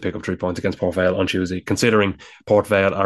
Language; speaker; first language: English; native; English